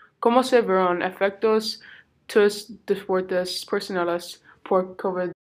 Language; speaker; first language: Spanish; non-native, learner; English